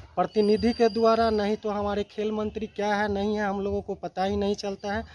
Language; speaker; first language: Hindi; native; Hindi